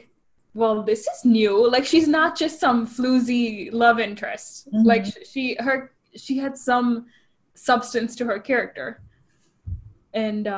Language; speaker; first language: English; native; English